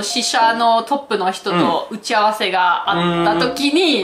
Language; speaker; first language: Japanese; non-native, fluent; German